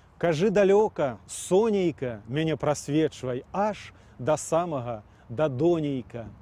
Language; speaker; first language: Belarusian; native; Belarusian